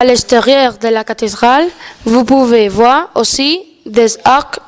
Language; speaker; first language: French; non-native, learner; Spanish